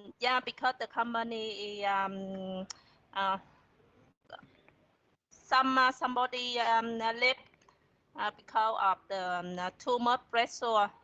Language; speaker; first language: English; non-native, learner; Vietnamese